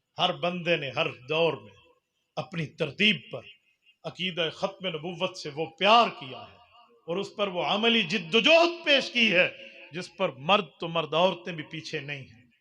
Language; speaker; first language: Urdu; non-native, local second language; Punjabi